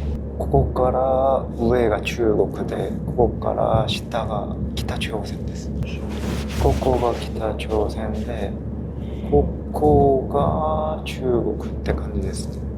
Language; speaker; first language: Japanese; non-native, fluent; Korean